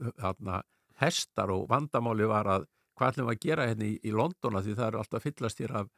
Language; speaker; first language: Icelandic; native; Icelandic